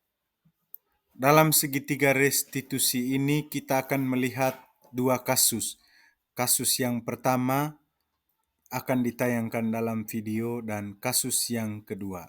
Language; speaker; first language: Indonesian; non-native, local second language; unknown